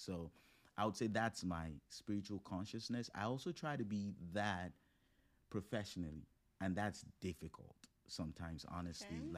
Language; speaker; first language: English; non-native, local second language; Yoruba